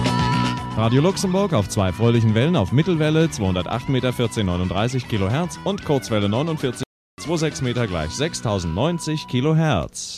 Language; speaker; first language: German; native; German